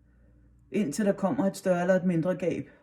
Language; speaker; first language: Danish; native; Danish